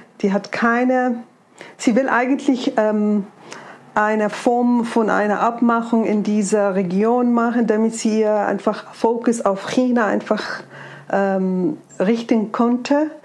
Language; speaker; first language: German; non-native, fluent; Arabic